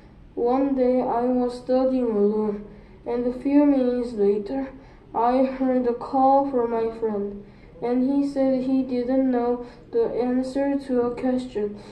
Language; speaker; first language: English; non-native, learner; Korean